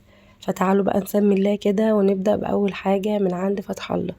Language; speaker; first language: Arabic; native; Arabic